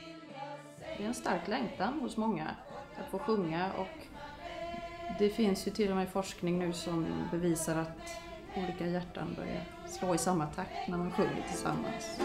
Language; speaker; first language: Swedish; native; Swedish